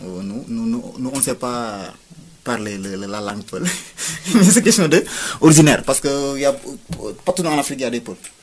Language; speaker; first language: French; non-native, local second language; Wolof